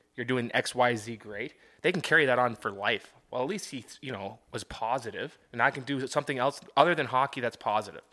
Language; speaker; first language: English; native; English